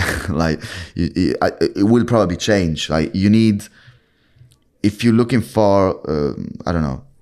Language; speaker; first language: English; non-native, fluent; Italian